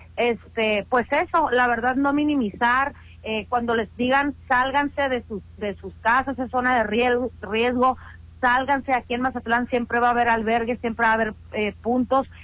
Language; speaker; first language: Spanish; native; Spanish